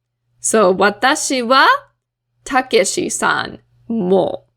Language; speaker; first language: Japanese; non-native, fluent; English